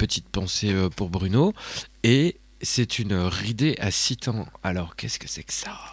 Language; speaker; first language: French; native; French